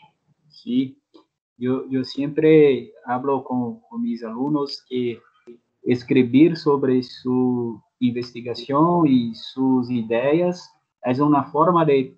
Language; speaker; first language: Spanish; non-native, fluent; Portuguese